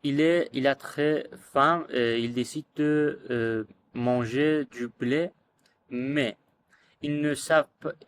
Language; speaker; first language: French; non-native, learner; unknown